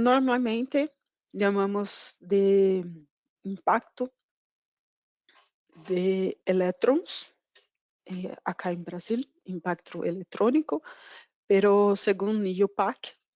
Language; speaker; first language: Spanish; non-native, fluent; Portuguese